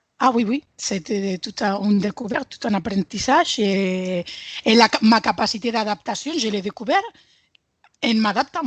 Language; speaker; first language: French; non-native, fluent; Spanish